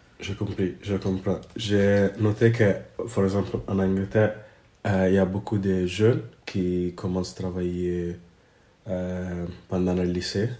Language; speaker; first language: French; non-native, fluent; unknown